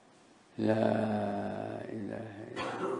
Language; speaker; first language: Arabic; native; Arabic